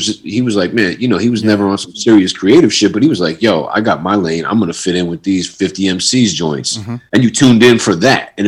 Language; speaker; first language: English; native; English